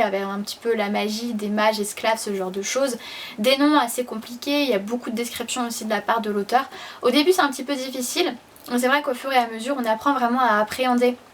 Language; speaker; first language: French; native; French